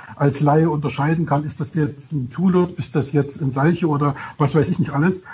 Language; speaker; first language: German; native; German